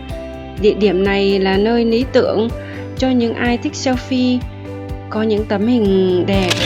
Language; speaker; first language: Vietnamese; native; Vietnamese